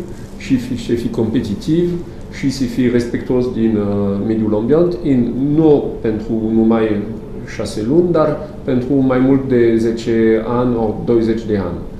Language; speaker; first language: Romanian; non-native, learner; French